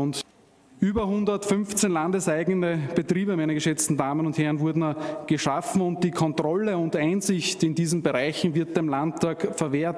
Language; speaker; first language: German; native; German